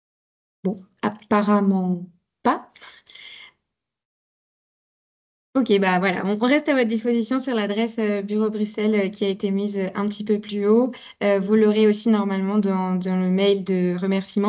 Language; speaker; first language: French; native; French